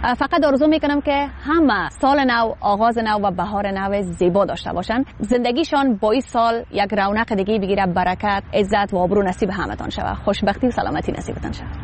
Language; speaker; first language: Persian; native; Persian